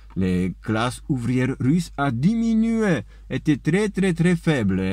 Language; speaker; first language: French; non-native, fluent; Polish